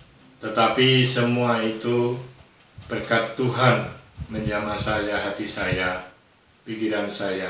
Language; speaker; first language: Indonesian; non-native, local second language; Javanese